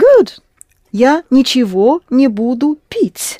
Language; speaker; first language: Russian; non-native, fluent; English